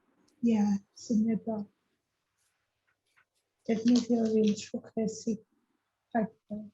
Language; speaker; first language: Welsh; non-native, learner; English